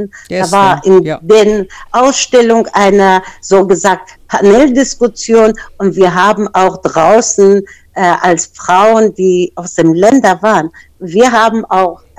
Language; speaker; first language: German; non-native, fluent; Persian